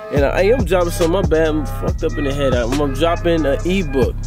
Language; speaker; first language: English; native; English